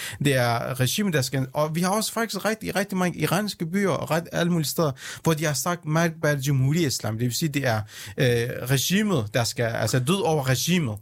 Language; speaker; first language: Danish; early bilingual, other home language; Central Kurdish